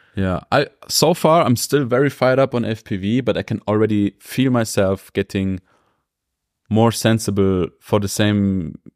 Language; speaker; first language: English; non-native, fluent; German